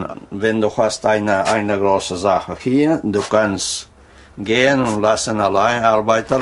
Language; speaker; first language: German; non-native, learner; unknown